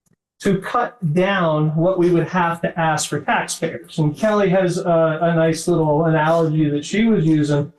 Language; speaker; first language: English; native; English